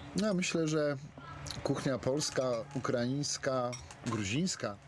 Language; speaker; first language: Polish; native; Polish